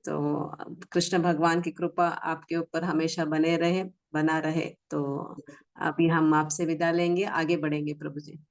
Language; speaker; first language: Hindi; non-native, local second language; Kannada